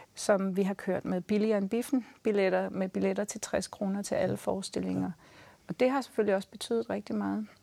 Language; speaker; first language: Danish; native; Danish